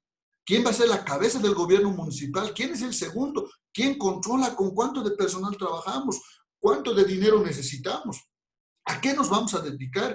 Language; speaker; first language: Spanish; native; Spanish